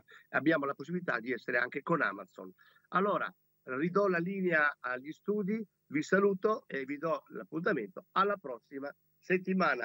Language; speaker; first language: Italian; native; Italian